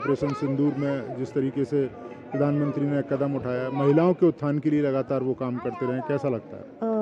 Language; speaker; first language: Hindi; native; Hindi